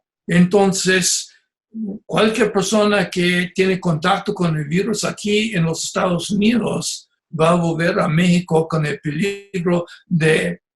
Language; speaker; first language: Spanish; non-native, fluent; English